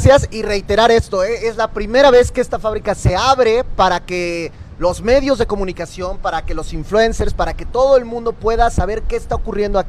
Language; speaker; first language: Spanish; native; Spanish